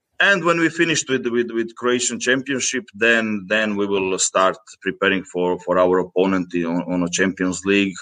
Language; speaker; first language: English; non-native, fluent; Greek